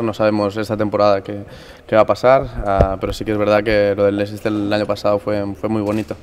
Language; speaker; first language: Spanish; native; Spanish